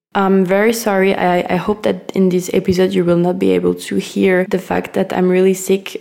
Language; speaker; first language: English; non-native, fluent; French